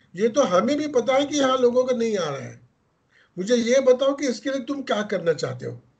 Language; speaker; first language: Hindi; non-native, local second language; Marathi